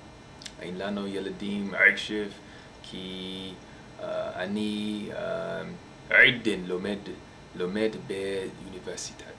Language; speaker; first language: Hebrew; non-native, learner; English